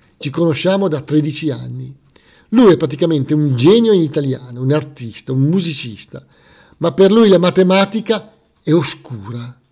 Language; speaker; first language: Italian; native; Italian